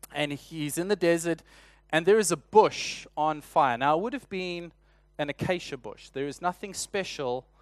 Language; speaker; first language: English; native; English